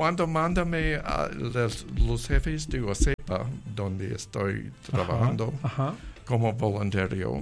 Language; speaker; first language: Spanish; non-native, learner; English